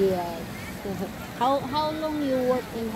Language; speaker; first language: English; non-native, learner; Filipino